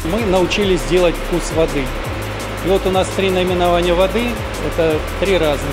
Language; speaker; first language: Russian; native; Russian